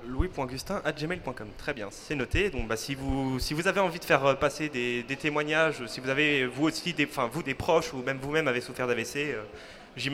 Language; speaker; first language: French; native; French